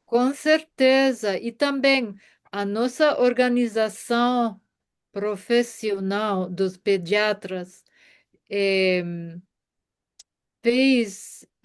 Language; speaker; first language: Portuguese; non-native, fluent; German